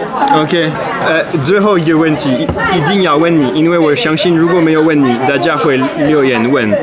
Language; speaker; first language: Chinese; non-native, fluent; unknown